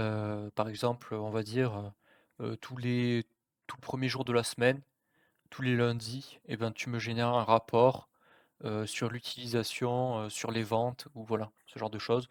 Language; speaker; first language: French; native; French